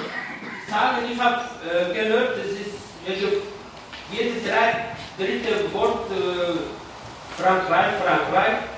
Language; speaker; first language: German; non-native, learner; Kurdish